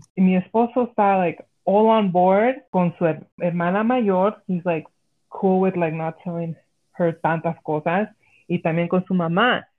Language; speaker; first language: Spanish; early bilingual, heritage; Spanish